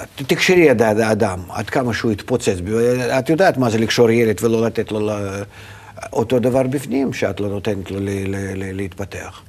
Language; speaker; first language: Hebrew; non-native, fluent; Russian